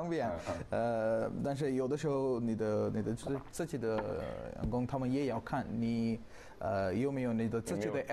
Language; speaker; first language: Chinese; non-native, learner; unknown